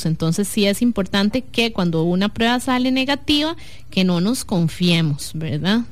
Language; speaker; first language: Spanish; native; Spanish